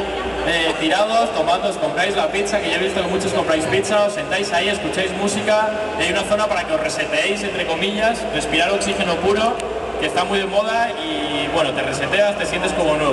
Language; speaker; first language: Spanish; native; Spanish